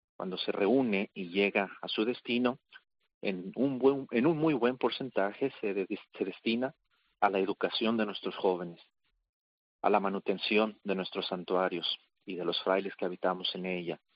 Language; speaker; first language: Spanish; native; Spanish